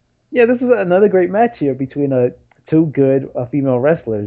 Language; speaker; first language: English; native; English